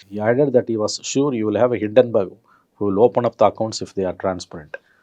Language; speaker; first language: English; non-native, local second language; Tamil